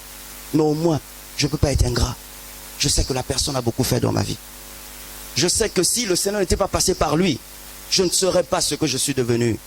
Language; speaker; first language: French; non-native, local second language; Lingala